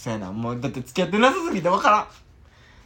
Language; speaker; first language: Japanese; native; Japanese